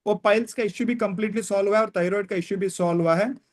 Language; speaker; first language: Hindi; non-native, local second language; Kannada